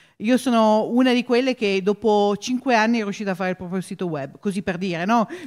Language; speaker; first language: Italian; native; Italian